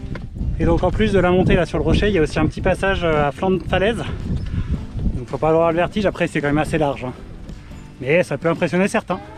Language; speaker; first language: French; native; French